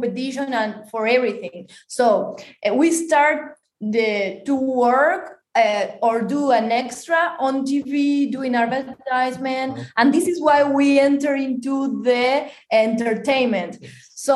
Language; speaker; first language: English; non-native, fluent; Spanish